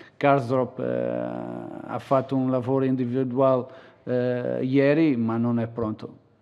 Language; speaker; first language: Italian; non-native, learner; Portuguese